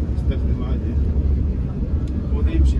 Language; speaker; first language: Arabic; non-native, fluent; Tatar